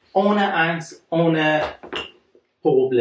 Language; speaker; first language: German; non-native, learner; Persian